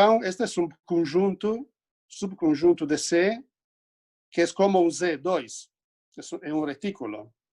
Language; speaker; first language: Portuguese; non-native, fluent; Italian